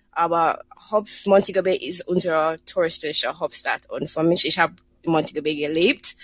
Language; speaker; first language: German; non-native, learner; English